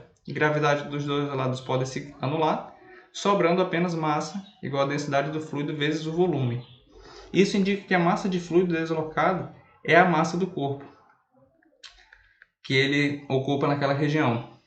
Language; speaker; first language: Portuguese; native; Portuguese